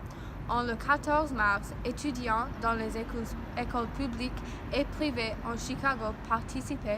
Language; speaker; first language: French; non-native, learner; English